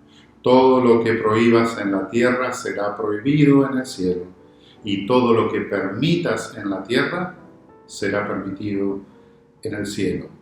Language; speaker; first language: Spanish; native; Spanish